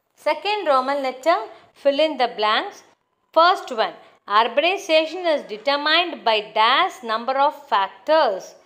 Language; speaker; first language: English; non-native, local second language; Tamil